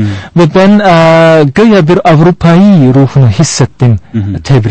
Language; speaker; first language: Turkish; non-native, fluent; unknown